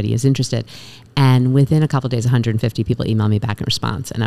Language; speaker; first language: English; native; English